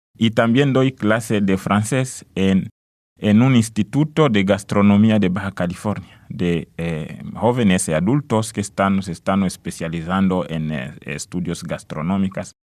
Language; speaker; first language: Spanish; non-native, fluent; Swahili